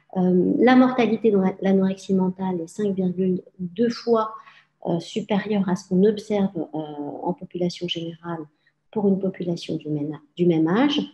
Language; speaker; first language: French; native; French